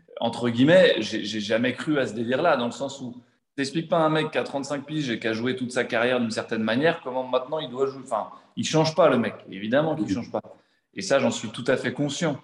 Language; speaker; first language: French; native; French